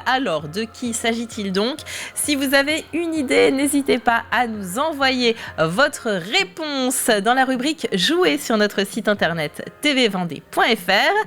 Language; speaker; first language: French; native; French